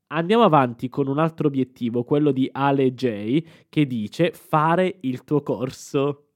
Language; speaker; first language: Italian; native; Italian